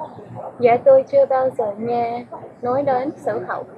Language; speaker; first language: Vietnamese; non-native, learner; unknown